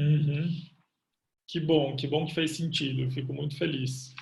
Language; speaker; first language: Portuguese; native; Portuguese